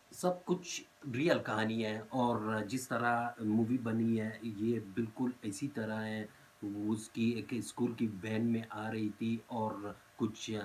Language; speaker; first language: Urdu; non-native, fluent; Pashto